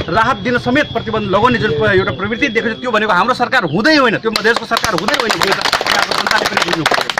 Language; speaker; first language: Nepali; non-native, local second language; Maithili